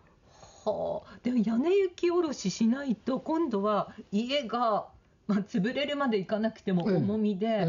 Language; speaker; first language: Japanese; native; Japanese